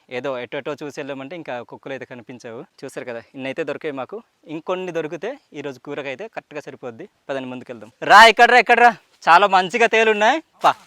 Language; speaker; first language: Telugu; native; Telugu